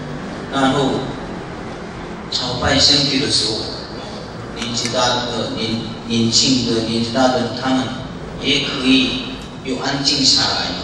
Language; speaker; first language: Chinese; non-native, learner; Korean